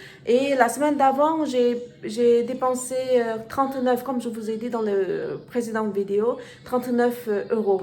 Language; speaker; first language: French; non-native, learner; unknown